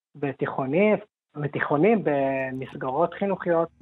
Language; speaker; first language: Hebrew; early bilingual, other home language; Hindi